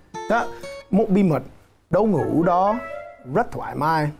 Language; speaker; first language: Vietnamese; non-native, learner; English